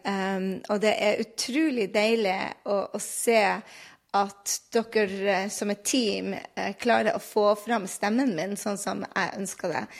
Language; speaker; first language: Norwegian; native; Norwegian